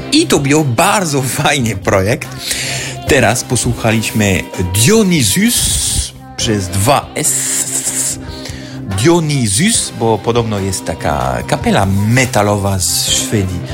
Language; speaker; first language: Polish; non-native, fluent; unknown